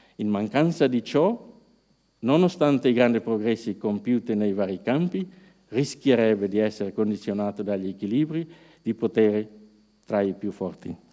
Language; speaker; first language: Italian; non-native, fluent; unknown